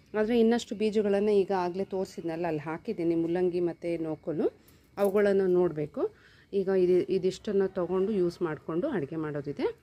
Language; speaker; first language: Kannada; non-native, local second language; Telugu